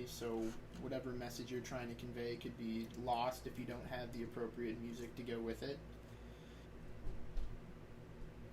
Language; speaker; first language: English; native; English